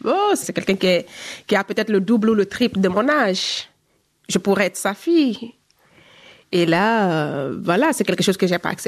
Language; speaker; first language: French; non-native, local second language; Fula